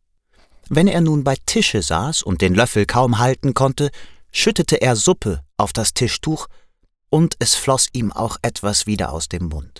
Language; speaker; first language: German; native; German